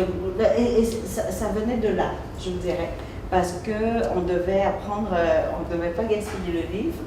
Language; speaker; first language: French; early bilingual, other home language; Vietnamese